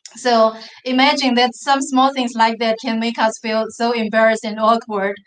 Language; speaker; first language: English; non-native, fluent; Chinese